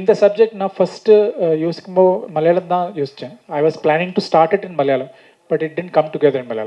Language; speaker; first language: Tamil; non-native, learner; Malayalam